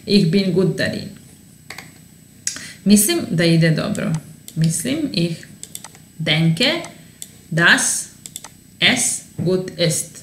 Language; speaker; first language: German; non-native, fluent; Serbian